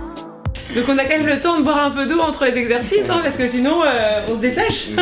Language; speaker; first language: French; native; French